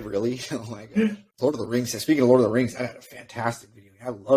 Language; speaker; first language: English; native; English